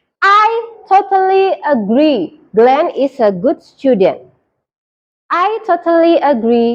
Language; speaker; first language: English; non-native, fluent; Indonesian